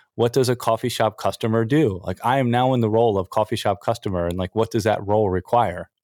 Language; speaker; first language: English; native; English